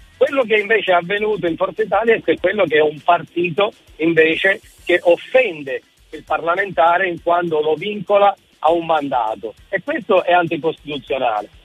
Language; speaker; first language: Italian; native; Italian